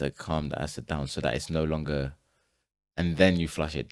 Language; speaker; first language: English; native; English